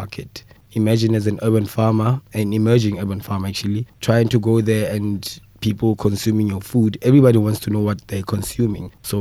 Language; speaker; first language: English; non-native, local second language; Southern Sotho